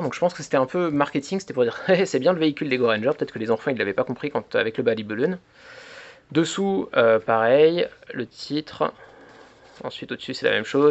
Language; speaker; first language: French; native; French